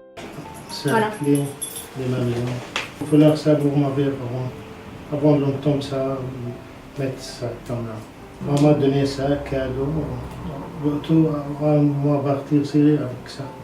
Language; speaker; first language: French; non-native, learner; Arabic